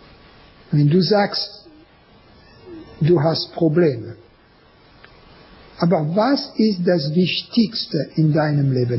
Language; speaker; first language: German; non-native, learner; French